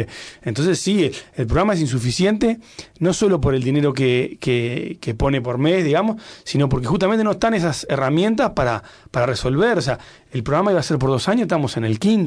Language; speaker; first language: Spanish; native; Spanish